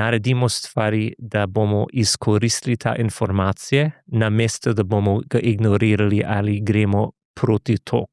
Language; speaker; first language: Slovenian; non-native, fluent; English